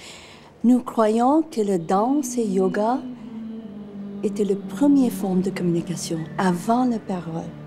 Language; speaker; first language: French; non-native, fluent; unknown